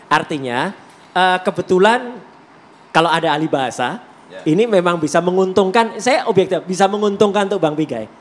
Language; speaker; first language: Indonesian; native; Indonesian